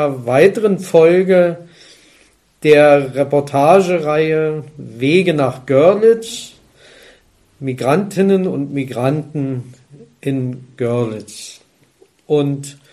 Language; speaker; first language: German; native; German